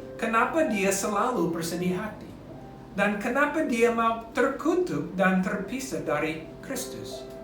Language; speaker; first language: Indonesian; non-native, fluent; English